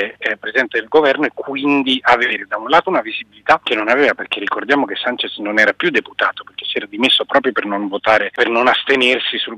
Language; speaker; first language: Italian; native; Italian